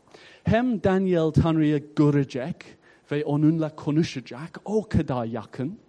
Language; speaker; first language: Turkish; non-native, fluent; English